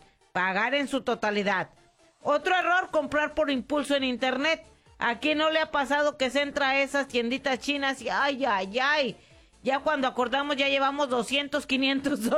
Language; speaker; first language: Spanish; native; Spanish